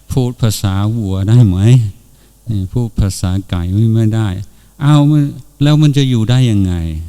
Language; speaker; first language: Thai; non-native, fluent; English